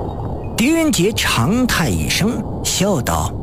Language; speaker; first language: Chinese; native; Chinese